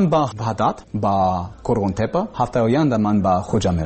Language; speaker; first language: Persian; non-native, learner; English